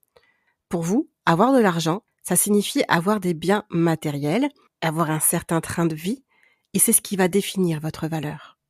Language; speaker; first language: French; native; French